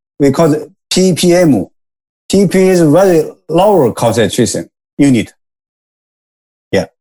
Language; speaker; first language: English; non-native, learner; Japanese